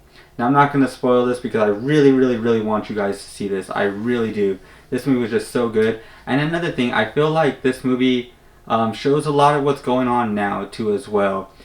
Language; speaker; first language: English; native; English